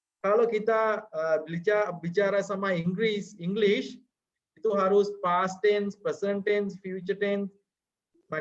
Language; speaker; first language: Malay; non-native, learner; Sinhala